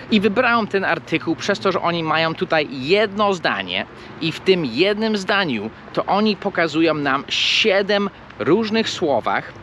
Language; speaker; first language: Polish; non-native, fluent; English